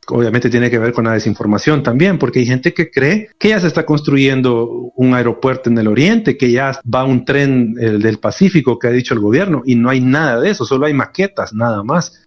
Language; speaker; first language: Spanish; native; Spanish